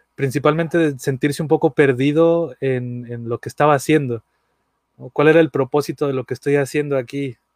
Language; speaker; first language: Spanish; native; Spanish